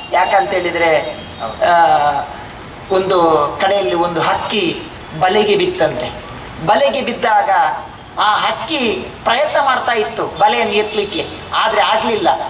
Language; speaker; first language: Kannada; non-native, local second language; Tulu